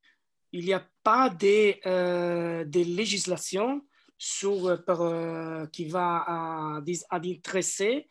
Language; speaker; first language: French; non-native, learner; Italian